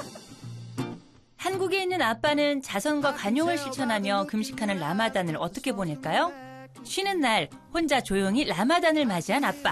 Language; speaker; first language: Korean; native; Korean